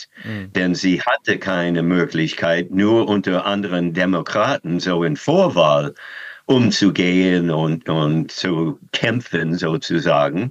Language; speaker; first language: German; non-native, fluent; English